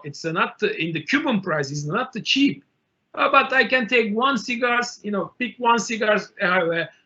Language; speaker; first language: English; non-native, learner; Turkish